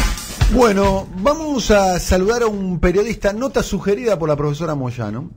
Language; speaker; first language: Spanish; native; Spanish